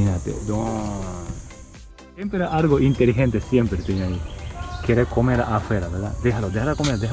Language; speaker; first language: Spanish; non-native, learner; Japanese